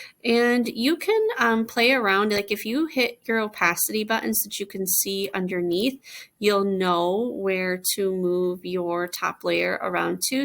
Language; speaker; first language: English; native; English